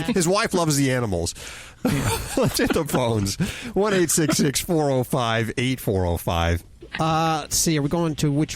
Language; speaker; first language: English; native; English